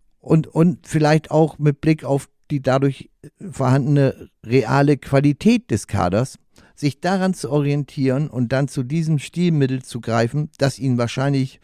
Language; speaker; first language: German; native; German